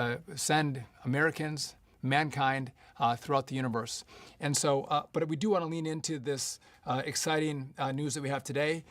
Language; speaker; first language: English; native; English